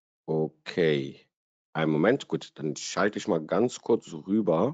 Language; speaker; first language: German; native; German